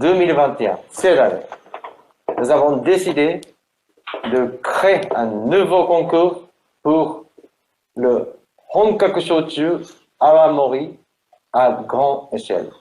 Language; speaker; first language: French; non-native, learner; Japanese